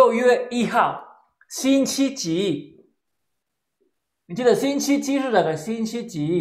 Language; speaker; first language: Chinese; non-native, fluent; Spanish